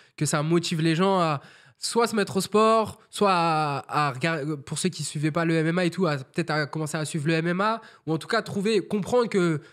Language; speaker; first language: French; native; French